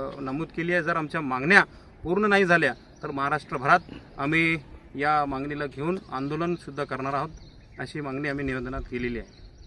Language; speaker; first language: Marathi; non-native, local second language; Urdu